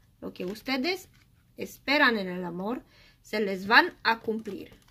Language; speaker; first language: Spanish; non-native, learner; Romanian